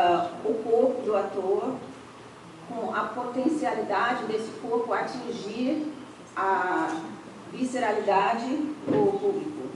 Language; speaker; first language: Portuguese; non-native, fluent; English